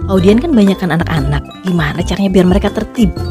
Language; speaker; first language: Indonesian; native; Indonesian